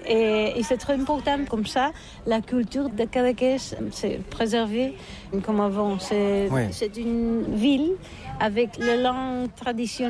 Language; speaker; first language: French; non-native, learner; Catalan